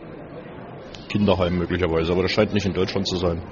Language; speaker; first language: German; native; German